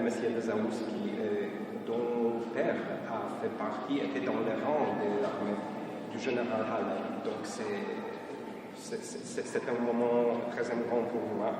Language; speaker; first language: French; non-native, fluent; Polish